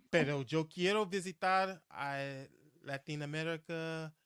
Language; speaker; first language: Spanish; non-native, learner; English